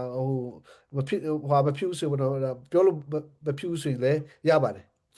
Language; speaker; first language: Burmese; non-native, local second language; Hakha Chin